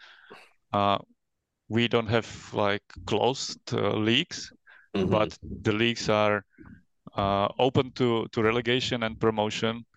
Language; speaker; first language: English; non-native, fluent; Czech